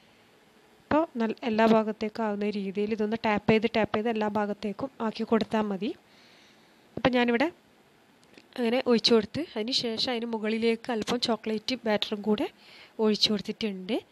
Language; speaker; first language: Malayalam; native; Malayalam